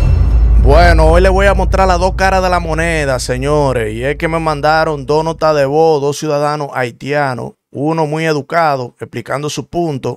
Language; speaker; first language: Spanish; native; Spanish